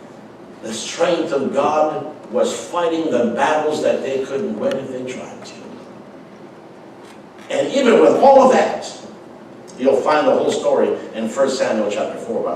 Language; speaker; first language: English; native; English